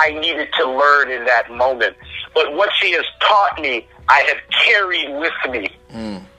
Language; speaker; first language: English; native; English